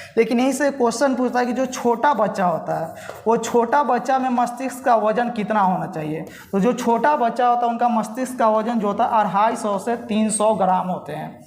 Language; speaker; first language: Hindi; native; Hindi